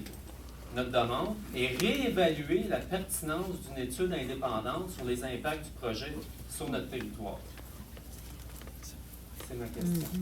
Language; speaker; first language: French; native; French